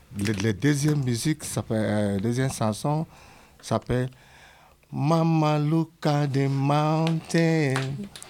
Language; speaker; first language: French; non-native, learner; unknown